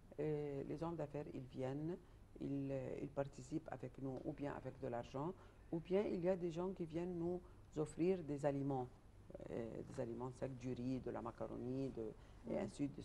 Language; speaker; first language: French; non-native, fluent; Arabic